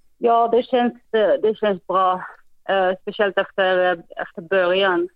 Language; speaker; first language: Swedish; non-native, fluent; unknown